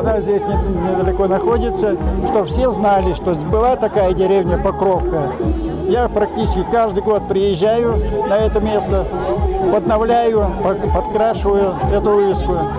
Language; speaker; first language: Russian; native; Russian